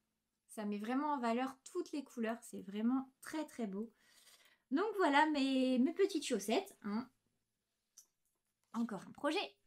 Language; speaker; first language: French; native; French